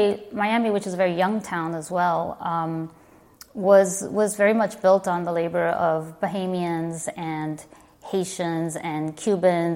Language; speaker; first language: English; native; English